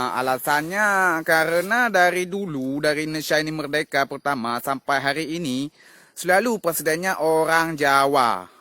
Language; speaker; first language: Malay; non-native, local second language; Achinese